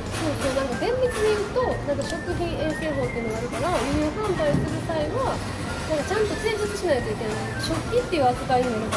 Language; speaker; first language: Japanese; native; Japanese